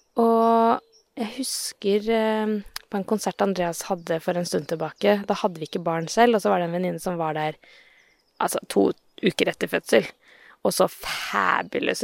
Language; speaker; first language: Norwegian; native; Norwegian